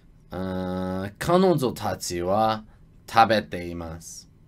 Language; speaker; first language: Japanese; non-native, learner; English